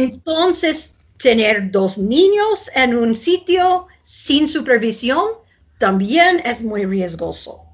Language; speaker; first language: Spanish; non-native, fluent; English